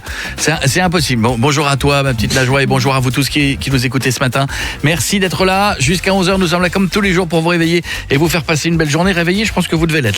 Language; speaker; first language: French; native; French